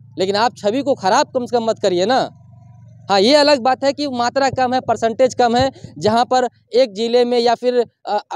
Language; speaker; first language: Hindi; native; Hindi